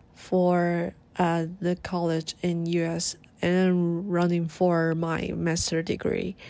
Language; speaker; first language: English; non-native, learner; Chinese